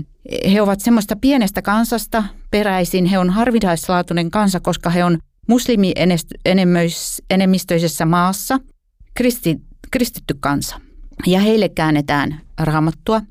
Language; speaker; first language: Finnish; native; Finnish